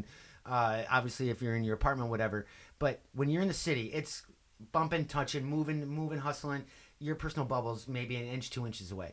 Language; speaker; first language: English; native; English